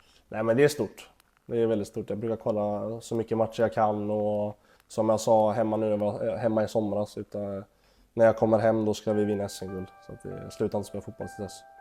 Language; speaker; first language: Swedish; native; Swedish